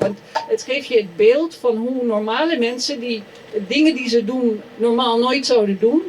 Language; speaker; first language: Dutch; native; Dutch